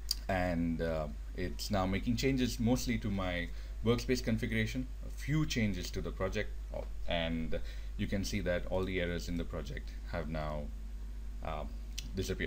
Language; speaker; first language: English; native; English